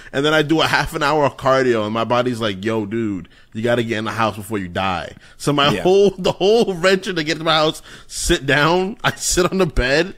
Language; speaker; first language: English; native; English